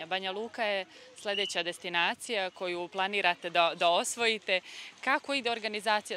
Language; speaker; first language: Serbian; native; Serbian